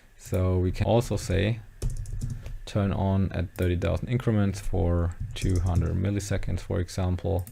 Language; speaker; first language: English; non-native, fluent; German